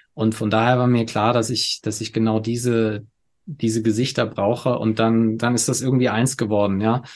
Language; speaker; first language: German; native; German